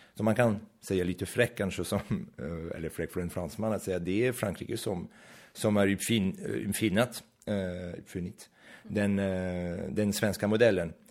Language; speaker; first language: Swedish; non-native, fluent; French